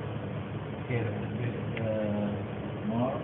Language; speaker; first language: English; non-native, learner; Indonesian